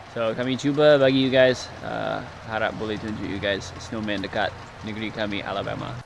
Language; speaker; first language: Malay; non-native, fluent; English